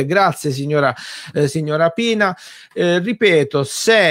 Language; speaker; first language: Italian; native; Italian